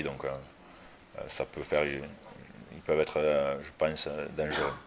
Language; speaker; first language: French; native; French